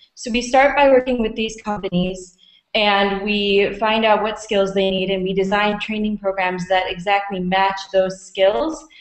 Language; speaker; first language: English; native; English